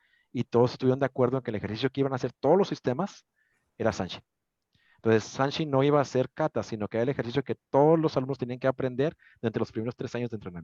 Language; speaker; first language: Spanish; native; Spanish